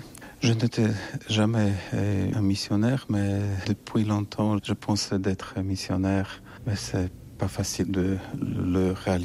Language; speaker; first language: French; non-native, learner; Polish